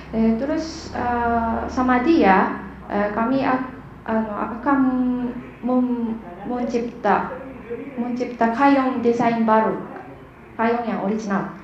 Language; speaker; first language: Indonesian; non-native, fluent; Japanese